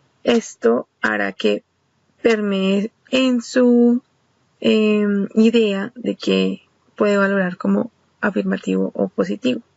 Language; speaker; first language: Spanish; native; Spanish